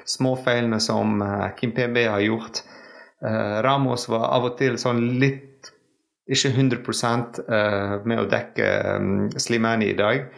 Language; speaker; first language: Norwegian; non-native, fluent; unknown